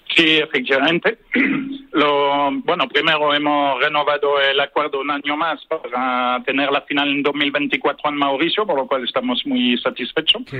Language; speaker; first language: Spanish; non-native, fluent; French